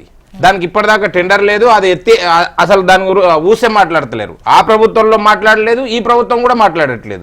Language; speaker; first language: Telugu; native; Telugu